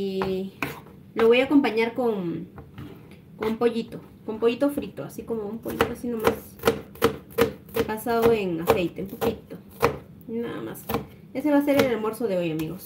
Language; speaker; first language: Spanish; native; Spanish